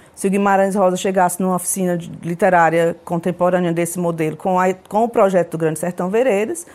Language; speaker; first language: Portuguese; native; Portuguese